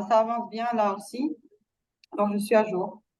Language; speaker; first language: French; non-native, fluent; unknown